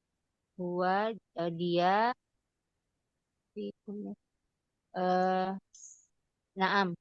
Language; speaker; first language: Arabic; non-native, learner; Indonesian